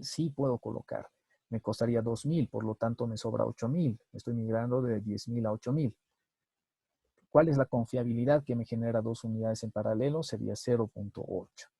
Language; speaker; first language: Spanish; native; Spanish